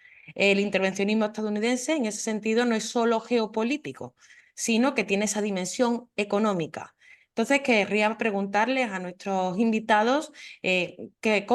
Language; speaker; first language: Spanish; native; Spanish